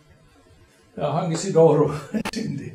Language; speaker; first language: Turkish; non-native, fluent; Finnish